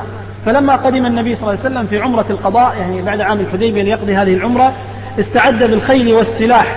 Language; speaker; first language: Arabic; native; Arabic